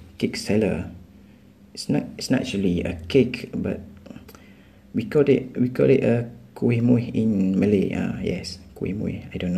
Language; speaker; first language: English; non-native, local second language; Malay